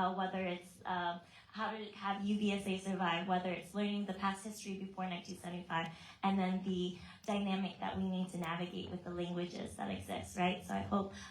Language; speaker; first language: English; early bilingual, other home language; Vietnamese